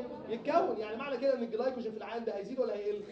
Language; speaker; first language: Arabic; native; Arabic